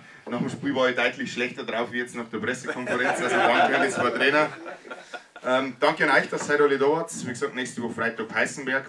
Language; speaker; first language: German; native; German